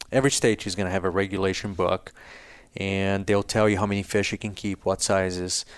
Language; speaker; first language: English; early bilingual, other home language; Portuguese